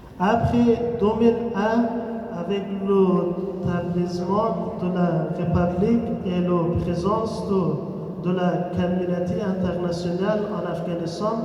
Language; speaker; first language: French; non-native, learner; Persian